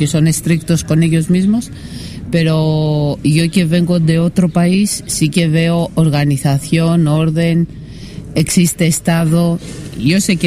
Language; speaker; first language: Spanish; non-native, fluent; Greek